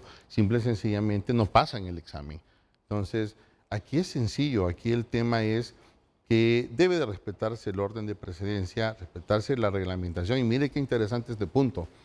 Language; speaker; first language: Spanish; native; Spanish